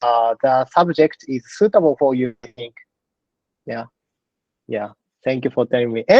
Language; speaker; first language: English; non-native, learner; Japanese